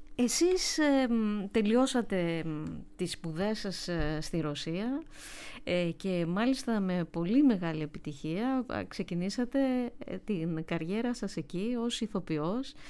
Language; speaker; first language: Greek; native; Greek